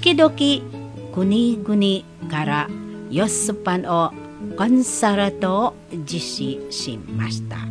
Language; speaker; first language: Japanese; non-native, learner; Indonesian